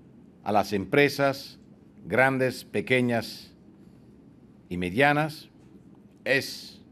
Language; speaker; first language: Spanish; non-native, fluent; Italian